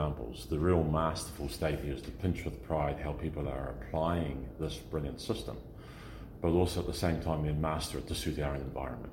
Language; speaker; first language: English; native; English